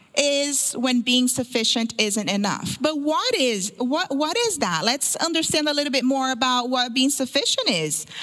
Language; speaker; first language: English; early bilingual, other home language; Portuguese